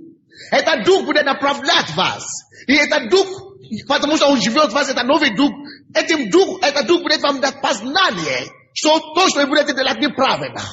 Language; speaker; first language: Russian; non-native, fluent; Yoruba